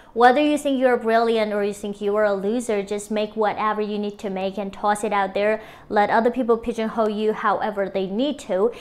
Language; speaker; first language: English; non-native, fluent; Chinese